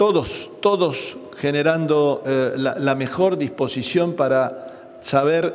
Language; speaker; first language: Spanish; native; Spanish